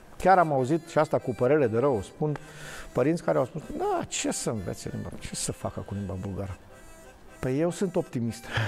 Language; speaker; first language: Romanian; non-native, local second language; Bulgarian